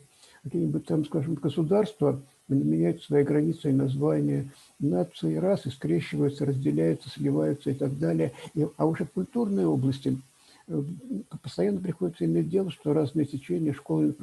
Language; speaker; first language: Russian; native; Russian